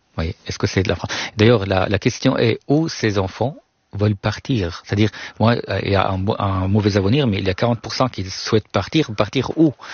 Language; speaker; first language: French; non-native, fluent; Arabic